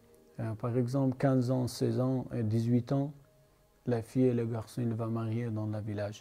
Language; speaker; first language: French; non-native, learner; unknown